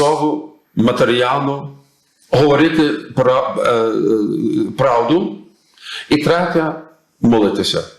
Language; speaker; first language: Ukrainian; early bilingual, heritage; English